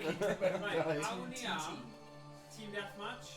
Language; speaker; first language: Welsh; native; Welsh